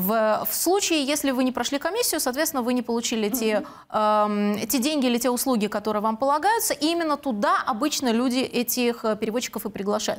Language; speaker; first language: Russian; native; Russian